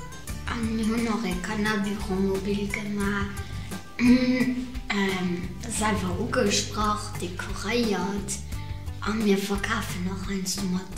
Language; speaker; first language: German; non-native, local second language; Luxembourgish